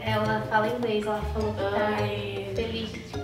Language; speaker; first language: Portuguese; native; Portuguese